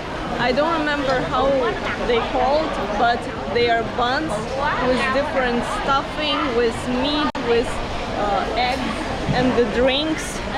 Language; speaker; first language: English; non-native, fluent; Ukrainian